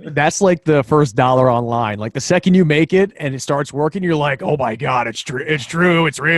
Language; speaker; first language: English; native; English